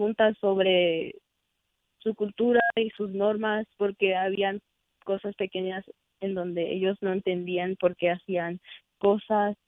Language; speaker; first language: Spanish; early bilingual, heritage; Spanish